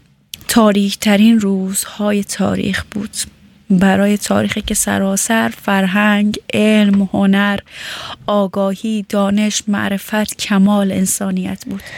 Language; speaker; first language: Persian; native; Persian